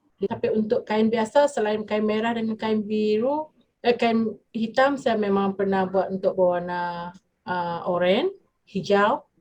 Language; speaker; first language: Malay; non-native, local second language; Iban